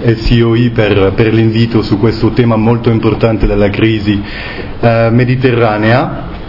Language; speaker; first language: Italian; non-native, fluent; French